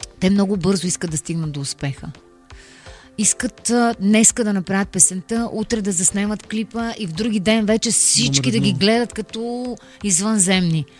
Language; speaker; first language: Bulgarian; native; Bulgarian